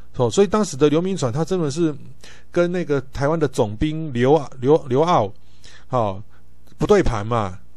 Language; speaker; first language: Chinese; native; Chinese